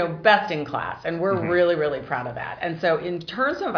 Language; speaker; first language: English; native; English